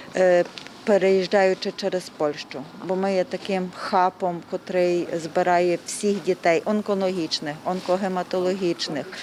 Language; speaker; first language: Ukrainian; native; Ukrainian